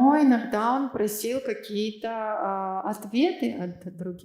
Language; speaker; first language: Russian; native; Russian